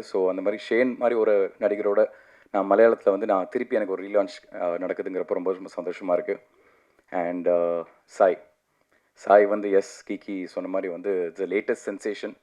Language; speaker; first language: Tamil; native; Tamil